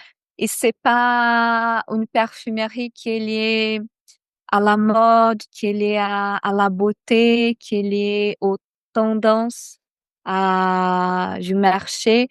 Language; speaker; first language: French; non-native, fluent; Portuguese